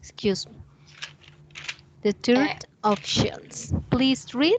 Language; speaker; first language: English; non-native, learner; Spanish